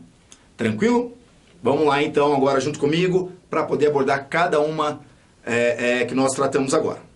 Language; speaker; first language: Portuguese; native; Portuguese